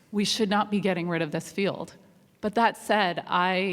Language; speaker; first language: English; non-native, fluent; German